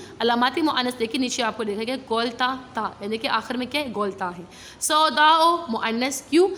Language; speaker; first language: Urdu; non-native, local second language; Pashto